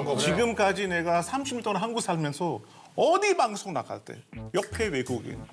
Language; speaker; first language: Korean; non-native, fluent; Hindi